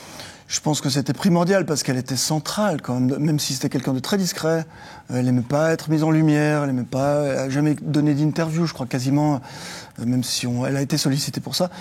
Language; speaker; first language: French; native; French